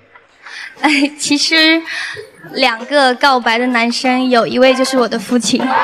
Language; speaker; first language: Chinese; native; Chinese